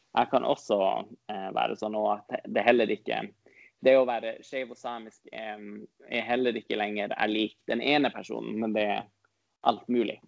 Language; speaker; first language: Norwegian; non-native, local second language; Northern Sami